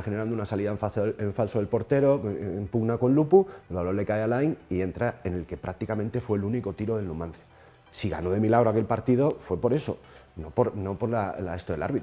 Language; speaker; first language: Spanish; native; Spanish